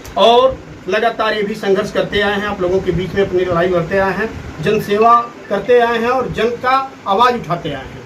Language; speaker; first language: Hindi; native; Hindi